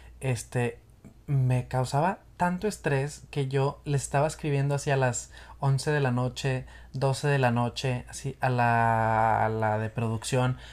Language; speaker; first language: Spanish; native; Spanish